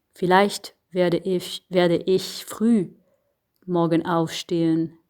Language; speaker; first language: German; non-native, learner; French